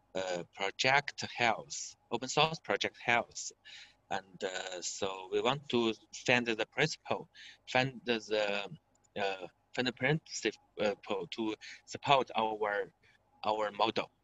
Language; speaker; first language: English; non-native, learner; Chinese